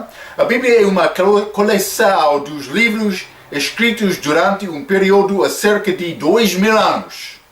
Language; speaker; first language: Portuguese; non-native, fluent; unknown